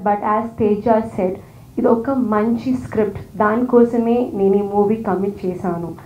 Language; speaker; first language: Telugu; non-native, learner; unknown